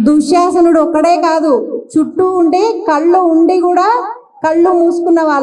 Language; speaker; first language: Telugu; native; Telugu